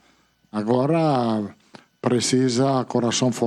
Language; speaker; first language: Portuguese; non-native, fluent; Italian